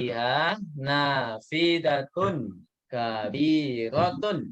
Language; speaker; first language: Arabic; non-native, fluent; Indonesian